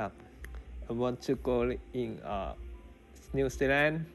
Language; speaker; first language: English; non-native, learner; Thai